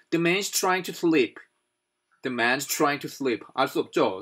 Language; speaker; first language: English; non-native, fluent; Korean